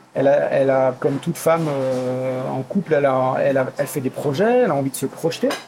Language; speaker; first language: French; native; French